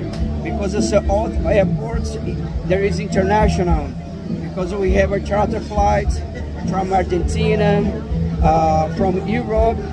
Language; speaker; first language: English; non-native, learner; Portuguese